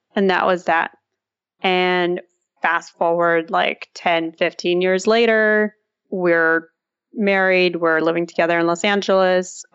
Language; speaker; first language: English; early bilingual, other home language; Russian